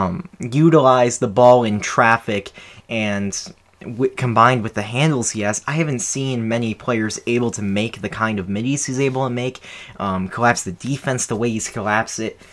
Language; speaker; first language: English; native; English